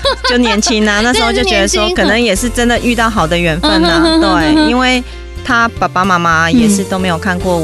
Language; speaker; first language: Chinese; native; Chinese